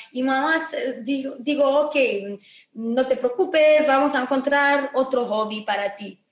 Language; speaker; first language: Spanish; non-native, fluent; Romanian